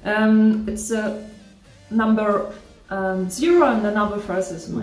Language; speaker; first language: English; non-native, learner; German